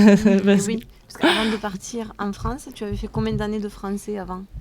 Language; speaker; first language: French; native; French